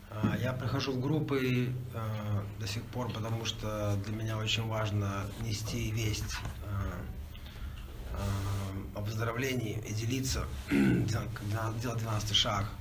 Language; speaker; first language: Russian; native; Russian